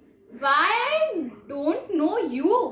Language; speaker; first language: English; non-native, local second language; Hindi